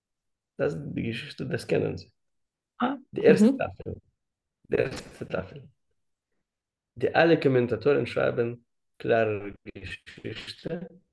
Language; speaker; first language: German; non-native, learner; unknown